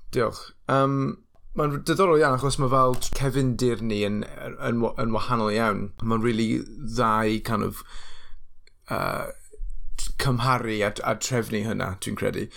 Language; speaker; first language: Welsh; non-native, local second language; English